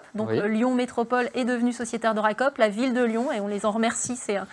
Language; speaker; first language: French; native; French